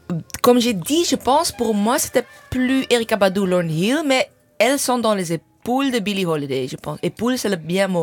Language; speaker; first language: French; non-native, learner; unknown